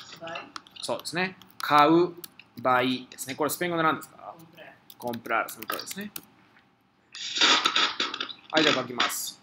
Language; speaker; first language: Japanese; non-native, fluent; Spanish